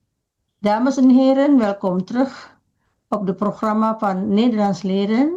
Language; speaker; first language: Dutch; non-native, fluent; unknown